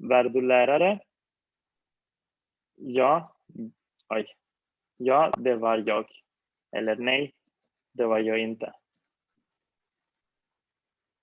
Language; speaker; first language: Swedish; non-native, fluent; Spanish